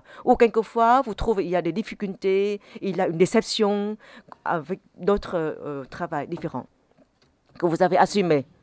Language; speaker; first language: French; non-native, fluent; Vietnamese